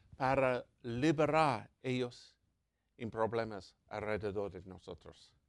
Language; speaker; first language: Spanish; non-native, learner; English